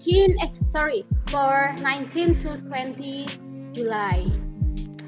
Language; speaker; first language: English; non-native, learner; Indonesian